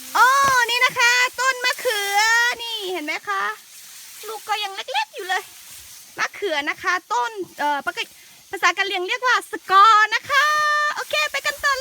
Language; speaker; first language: Thai; non-native, local second language; S'gaw Karen